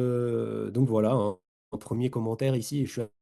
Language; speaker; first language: French; native; French